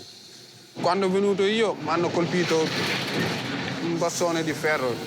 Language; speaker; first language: Italian; non-native, learner; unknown